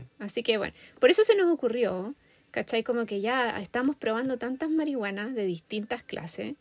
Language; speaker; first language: Spanish; native; Spanish